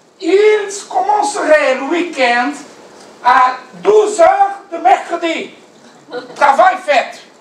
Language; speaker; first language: French; non-native, fluent; Portuguese